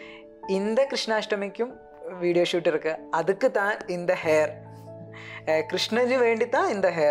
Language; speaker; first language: Tamil; non-native, learner; Malayalam